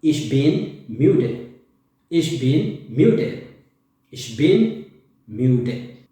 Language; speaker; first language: German; non-native, fluent; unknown